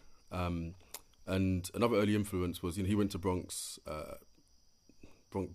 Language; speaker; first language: English; native; English